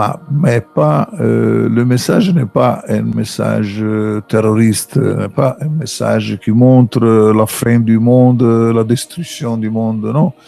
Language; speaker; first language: French; non-native, fluent; Italian